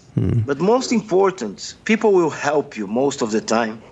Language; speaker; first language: English; non-native, fluent; Portuguese